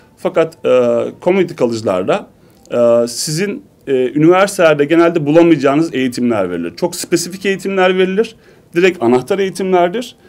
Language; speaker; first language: Turkish; native; Turkish